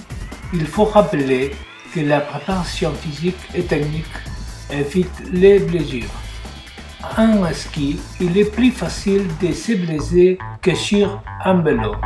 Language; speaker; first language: French; non-native, learner; Spanish